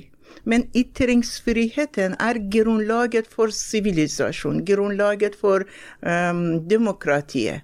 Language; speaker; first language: Norwegian; non-native, fluent; Persian